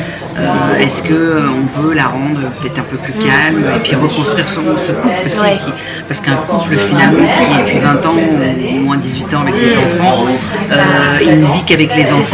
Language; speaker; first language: French; native; French